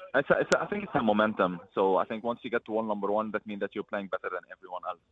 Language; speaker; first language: English; early bilingual, other home language; Arabic